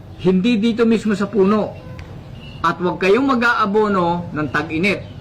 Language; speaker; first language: Filipino; non-native, local second language; Cebuano